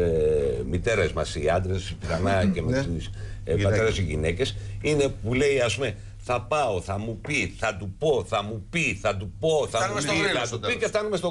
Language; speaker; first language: Greek; native; Greek